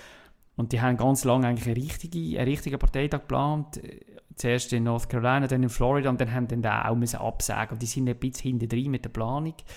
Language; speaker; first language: German; native; German